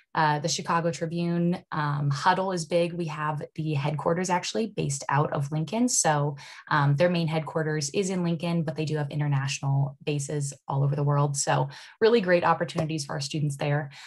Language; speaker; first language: English; native; English